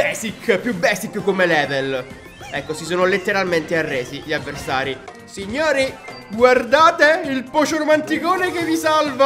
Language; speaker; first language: Italian; native; Italian